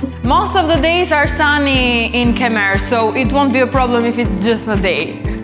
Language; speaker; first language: English; non-native, fluent; Albanian